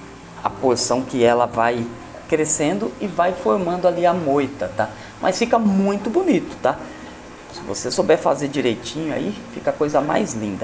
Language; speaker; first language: Portuguese; native; Portuguese